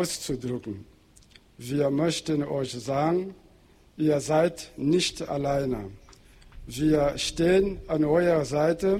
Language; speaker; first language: German; non-native, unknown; Portuguese